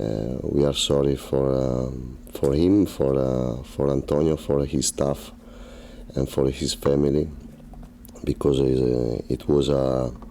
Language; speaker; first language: English; non-native, learner; Italian